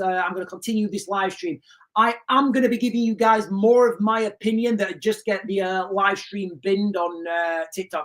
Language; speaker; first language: English; native; English